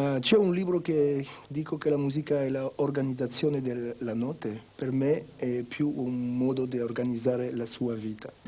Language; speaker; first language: Italian; non-native, learner; French